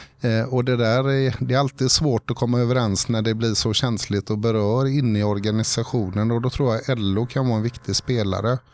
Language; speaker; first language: Swedish; native; Swedish